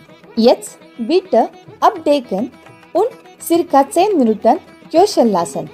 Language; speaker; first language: German; non-native, learner; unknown